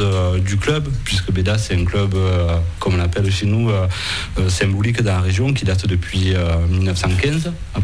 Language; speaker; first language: French; native; French